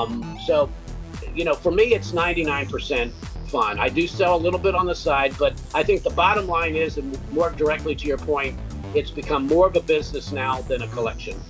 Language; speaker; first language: English; native; English